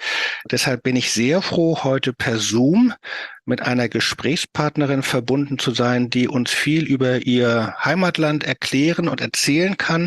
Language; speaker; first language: German; native; German